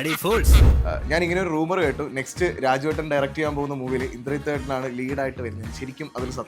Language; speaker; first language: Malayalam; native; Malayalam